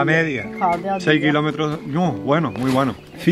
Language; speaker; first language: Spanish; native; Spanish